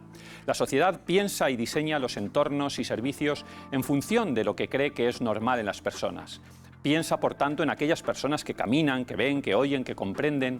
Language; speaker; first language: Spanish; native; Spanish